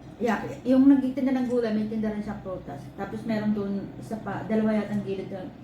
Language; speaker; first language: Filipino; non-native, local second language; Waray